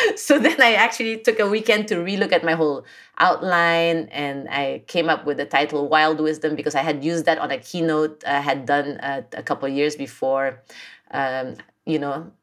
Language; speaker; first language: English; non-native, local second language; French